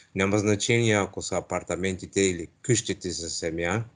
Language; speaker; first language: Bulgarian; non-native, learner; English